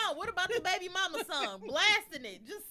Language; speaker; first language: English; native; English